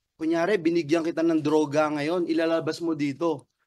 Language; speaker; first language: Filipino; native; Filipino